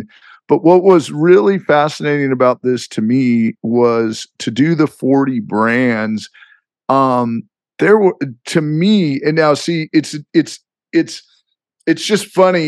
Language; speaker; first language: English; native; English